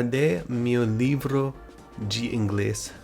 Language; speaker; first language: Portuguese; non-native, learner; English